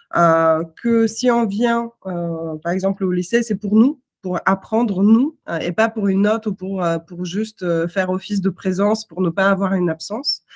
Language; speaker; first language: French; non-native, fluent; Russian